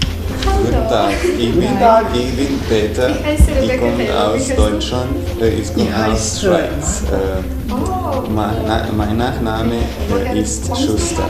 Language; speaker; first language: German; non-native, learner; Serbian